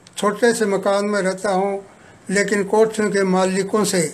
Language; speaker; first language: Hindi; native; Hindi